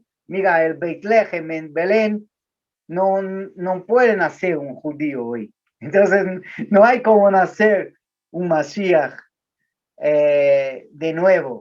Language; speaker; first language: Spanish; non-native, learner; Portuguese